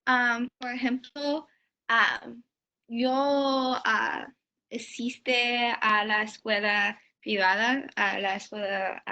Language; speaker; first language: Spanish; non-native, learner; English